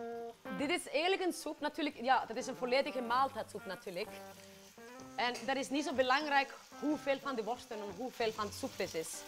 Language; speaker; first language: Dutch; non-native, fluent; Icelandic